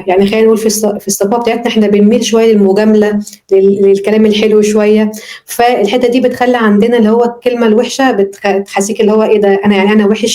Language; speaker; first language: Arabic; native; Arabic